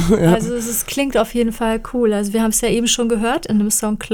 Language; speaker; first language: German; native; German